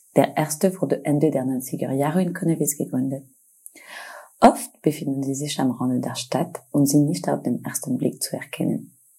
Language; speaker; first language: German; non-native, fluent; French